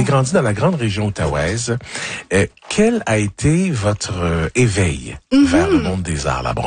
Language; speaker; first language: French; native; French